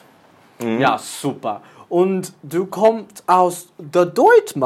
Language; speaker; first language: German; non-native, learner; English